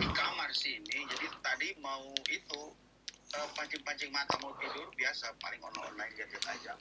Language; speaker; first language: Indonesian; native; Indonesian